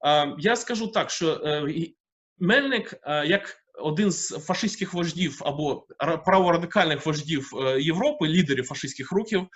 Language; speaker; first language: Ukrainian; native; Ukrainian